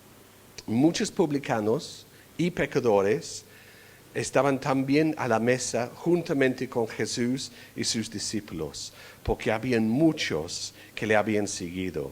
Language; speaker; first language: Spanish; non-native, fluent; English